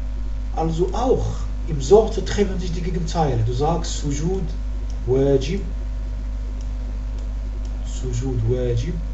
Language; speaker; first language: German; non-native, learner; Arabic